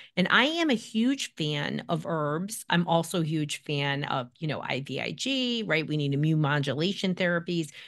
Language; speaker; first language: English; native; English